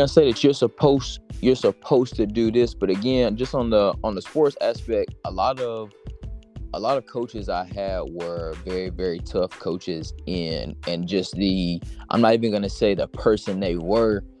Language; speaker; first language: English; native; English